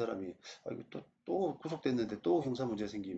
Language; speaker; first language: Korean; native; Korean